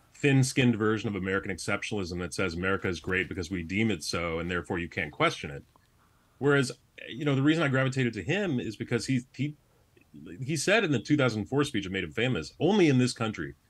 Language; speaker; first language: English; native; English